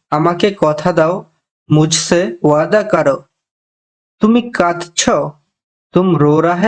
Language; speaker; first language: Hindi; non-native, fluent; Bangla